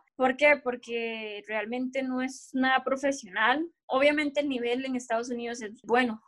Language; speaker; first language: Spanish; native; Spanish